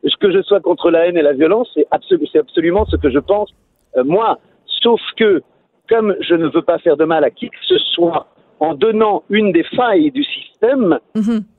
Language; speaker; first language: French; native; French